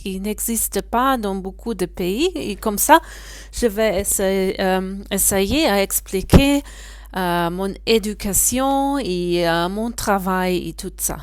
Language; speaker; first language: French; non-native, learner; German